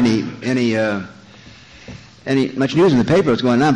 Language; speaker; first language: English; native; English